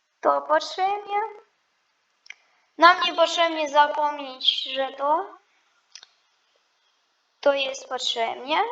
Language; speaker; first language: Polish; non-native, learner; Ukrainian